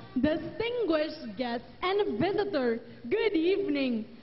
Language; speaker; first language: English; non-native, local second language; Papiamento